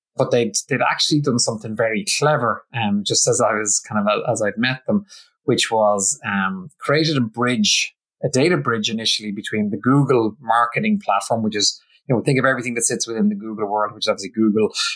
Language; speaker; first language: English; native; English